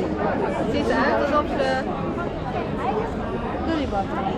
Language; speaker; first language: Dutch; non-native, learner; English